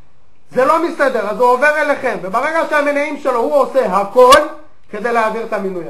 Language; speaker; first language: Hebrew; native; Hebrew